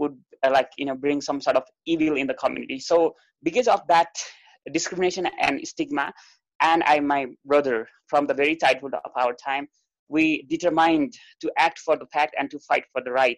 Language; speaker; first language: English; non-native, local second language; Nepali